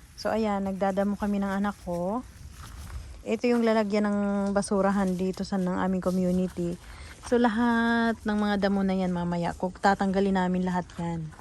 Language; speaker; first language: Filipino; native; Filipino